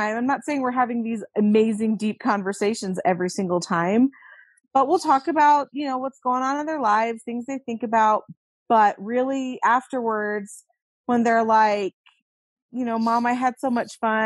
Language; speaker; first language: English; native; English